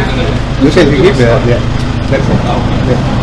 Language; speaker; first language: English; non-native, learner; Japanese